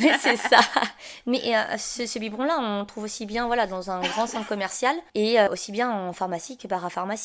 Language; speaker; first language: French; native; French